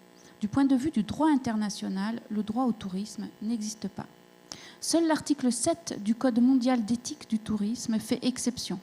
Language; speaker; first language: French; native; French